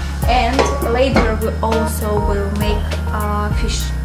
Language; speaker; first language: English; non-native, fluent; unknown